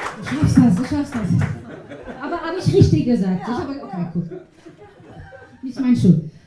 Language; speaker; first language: German; non-native, learner; Portuguese